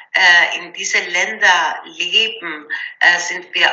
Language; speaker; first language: German; non-native, learner; Persian